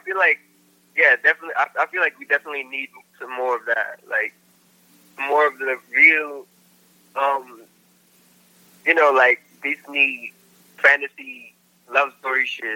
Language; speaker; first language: English; non-native, local second language; Filipino